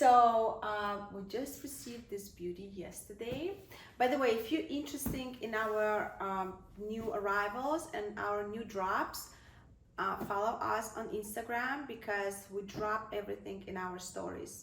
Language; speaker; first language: English; non-native, fluent; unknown